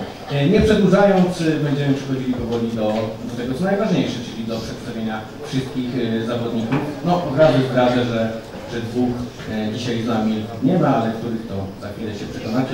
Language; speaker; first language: Polish; native; Polish